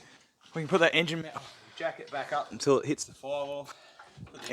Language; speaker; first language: English; native; English